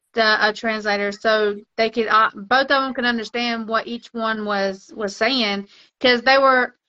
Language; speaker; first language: English; native; English